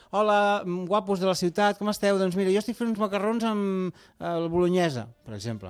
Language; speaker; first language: Catalan; non-native, local second language; Spanish